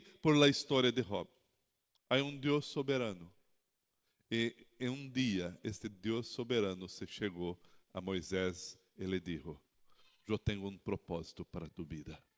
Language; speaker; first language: Spanish; non-native, learner; Portuguese